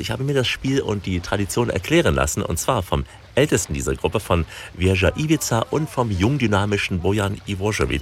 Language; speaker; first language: German; native; German